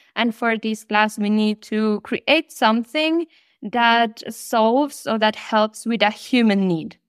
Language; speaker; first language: English; non-native, fluent; Spanish